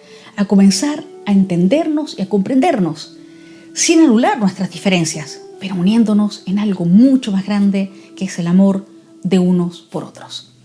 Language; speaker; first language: Spanish; native; Spanish